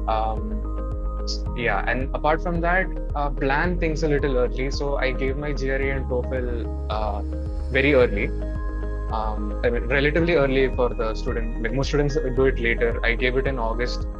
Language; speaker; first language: English; non-native, local second language; Malayalam